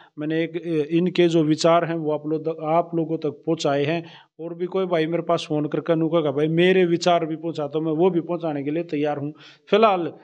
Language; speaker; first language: Hindi; native; Hindi